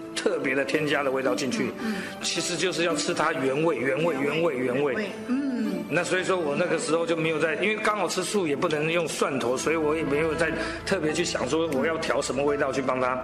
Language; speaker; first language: Chinese; native; Chinese